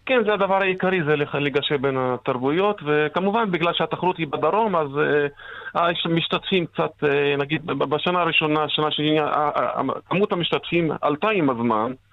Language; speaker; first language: Hebrew; non-native, local second language; Arabic